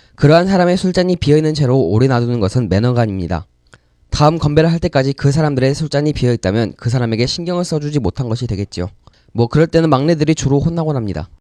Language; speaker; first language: Korean; native; Korean